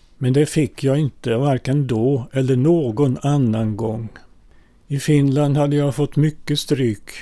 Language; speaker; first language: Swedish; early bilingual, other home language; Finnish